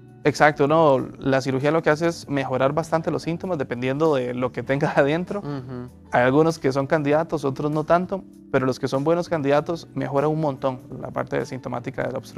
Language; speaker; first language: Spanish; native; Spanish